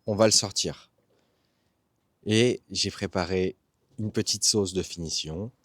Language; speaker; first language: French; native; French